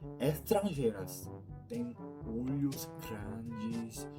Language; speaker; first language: Portuguese; non-native, learner; Korean